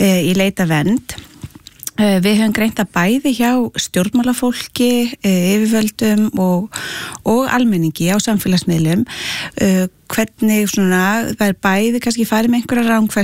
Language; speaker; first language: Icelandic; native; Icelandic